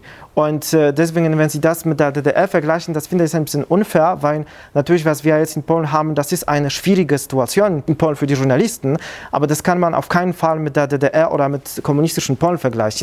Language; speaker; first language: German; non-native, fluent; Polish